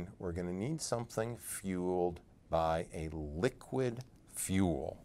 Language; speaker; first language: English; native; English